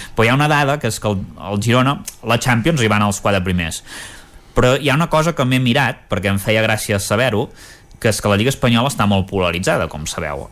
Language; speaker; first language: Catalan; native; Catalan